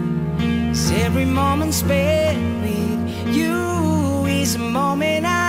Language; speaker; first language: English; non-native, learner; Indonesian